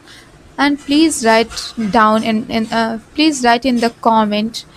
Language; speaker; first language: English; non-native, learner; Bhojpuri